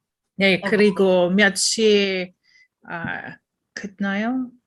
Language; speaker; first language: Korean; non-native, learner; English